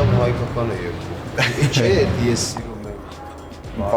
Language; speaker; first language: Armenian; non-native, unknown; Persian